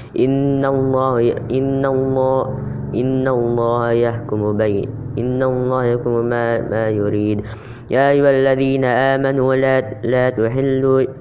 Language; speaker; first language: Arabic; non-native, learner; Indonesian